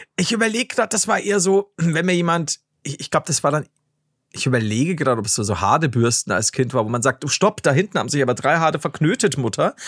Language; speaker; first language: German; native; German